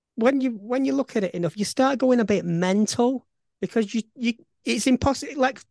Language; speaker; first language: English; native; English